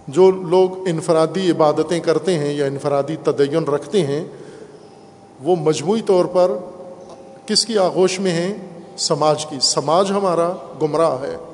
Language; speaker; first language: Urdu; non-native, local second language; Punjabi